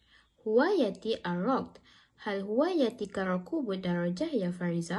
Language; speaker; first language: Arabic; non-native, learner; Malay